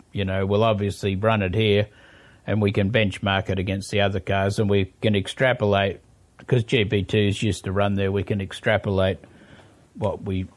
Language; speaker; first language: English; native; English